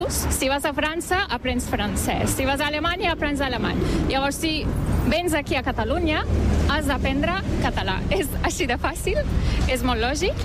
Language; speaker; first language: Catalan; non-native, fluent; Turkish